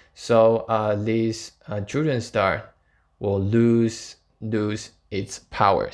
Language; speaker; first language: English; non-native, fluent; Chinese